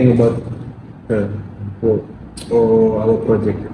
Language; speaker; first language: English; non-native, learner; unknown